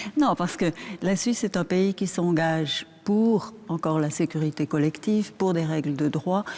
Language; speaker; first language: French; native; French